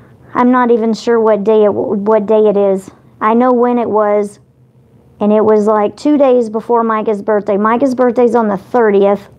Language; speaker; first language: English; native; English